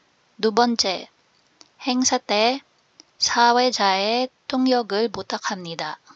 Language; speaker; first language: Korean; non-native, fluent; Filipino